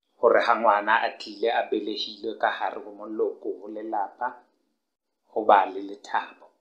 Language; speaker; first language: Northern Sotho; non-native, local second language; Southern Sotho